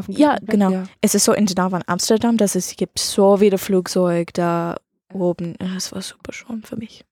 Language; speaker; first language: German; non-native, learner; English